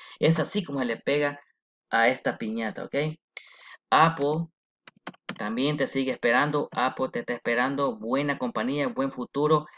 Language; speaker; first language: Spanish; early bilingual, heritage; Spanish